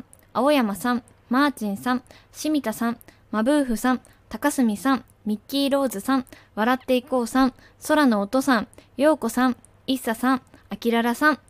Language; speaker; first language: Japanese; native; Japanese